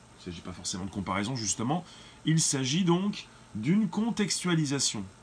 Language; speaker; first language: French; native; French